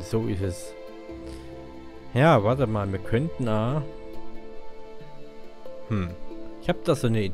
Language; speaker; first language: German; native; German